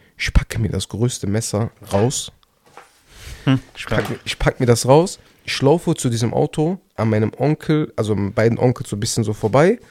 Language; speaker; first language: German; early bilingual, other home language; Turkish